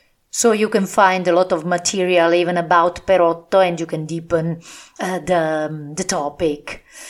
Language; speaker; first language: English; non-native, fluent; Italian